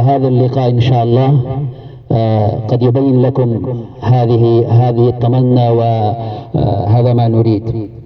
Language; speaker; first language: Arabic; non-native, fluent; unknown